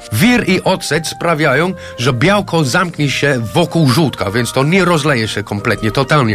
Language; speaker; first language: Polish; non-native, fluent; English